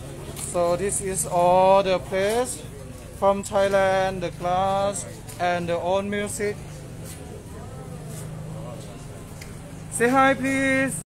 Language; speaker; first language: English; non-native, learner; Thai